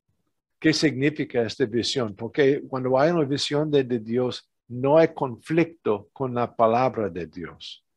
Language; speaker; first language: Spanish; non-native, fluent; English